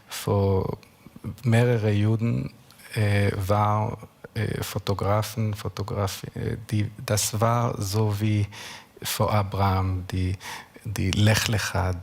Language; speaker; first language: German; non-native, learner; Hebrew